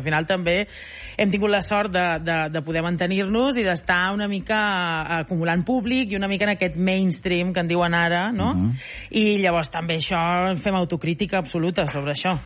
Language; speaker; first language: Catalan; native; Catalan